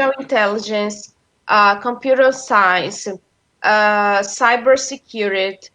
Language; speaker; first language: English; non-native, fluent; Portuguese